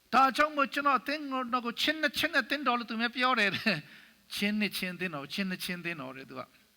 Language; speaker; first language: Burmese; non-native, local second language; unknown